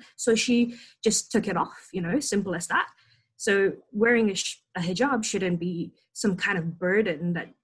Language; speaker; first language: English; non-native, fluent; Indonesian